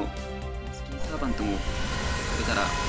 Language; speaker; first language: Japanese; native; Japanese